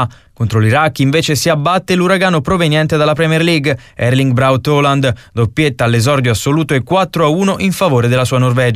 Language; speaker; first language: Italian; native; Italian